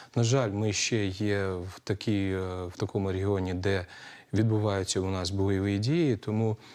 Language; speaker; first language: Ukrainian; native; Ukrainian